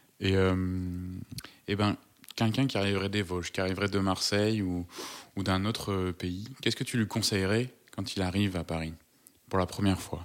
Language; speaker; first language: French; native; French